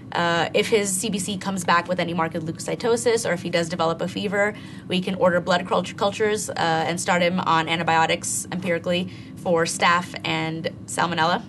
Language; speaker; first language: English; native; English